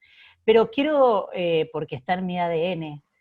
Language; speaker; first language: Spanish; native; Spanish